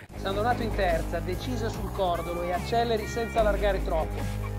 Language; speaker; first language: Italian; native; Italian